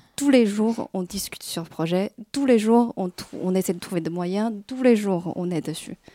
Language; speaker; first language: French; non-native, fluent; Chinese